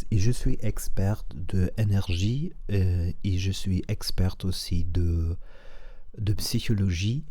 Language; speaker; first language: French; non-native, learner; Spanish